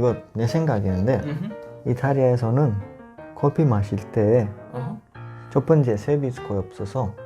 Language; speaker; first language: Korean; non-native, learner; Italian